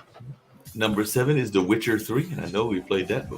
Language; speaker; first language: English; native; English